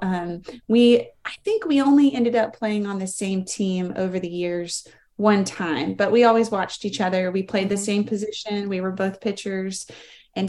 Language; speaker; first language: English; native; English